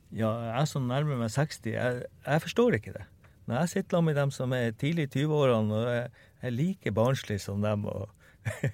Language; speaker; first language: Norwegian; native; Norwegian